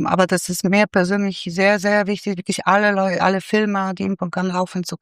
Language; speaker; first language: German; non-native, fluent; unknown